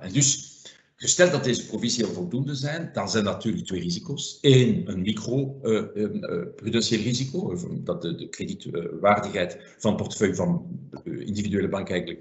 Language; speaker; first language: Dutch; non-native, fluent; French